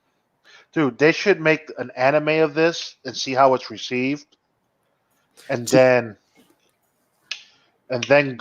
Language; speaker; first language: English; native; English